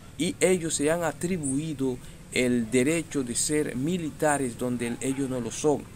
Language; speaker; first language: Spanish; native; Spanish